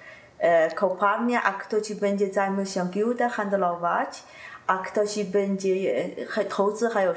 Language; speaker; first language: Polish; non-native, learner; Chinese